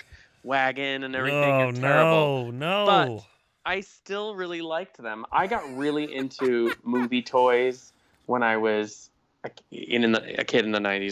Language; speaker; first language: English; native; English